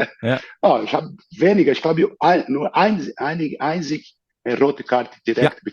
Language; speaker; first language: German; non-native, fluent; Portuguese